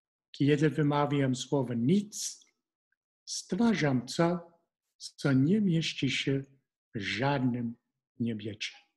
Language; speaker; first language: Polish; non-native, fluent; English